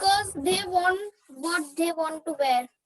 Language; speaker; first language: English; non-native, learner; Hindi